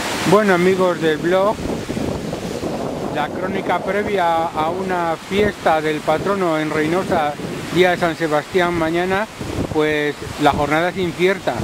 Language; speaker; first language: Spanish; native; Spanish